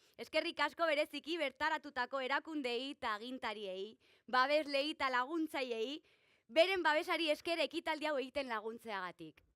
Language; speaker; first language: Basque; native; Basque